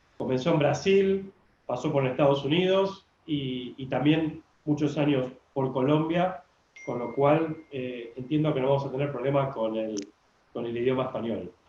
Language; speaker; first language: Spanish; native; Spanish